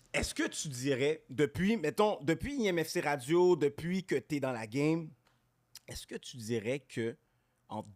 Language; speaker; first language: French; native; French